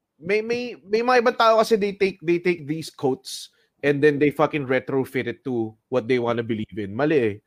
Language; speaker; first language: English; non-native, local second language; Filipino